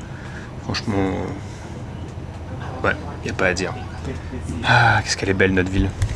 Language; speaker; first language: French; native; French